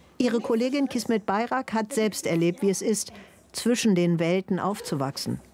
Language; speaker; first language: German; native; German